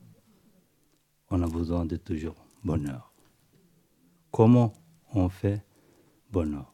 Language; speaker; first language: French; non-native, learner; Tibetan